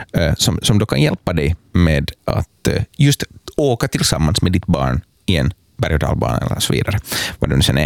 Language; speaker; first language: Swedish; native; Swedish